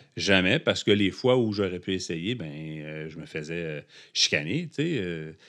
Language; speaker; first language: French; native; French